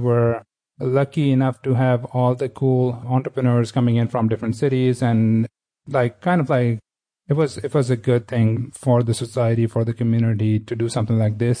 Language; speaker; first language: English; non-native, local second language; Urdu